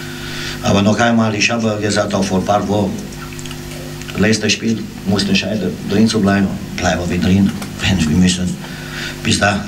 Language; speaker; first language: German; non-native, learner; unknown